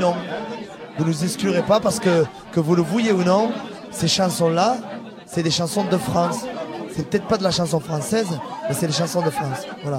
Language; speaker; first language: French; native; French